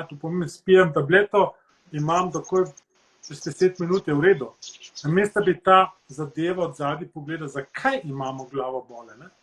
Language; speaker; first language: Slovenian; early bilingual, heritage; Slovenian